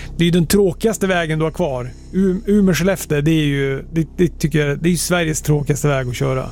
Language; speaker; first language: Swedish; native; Swedish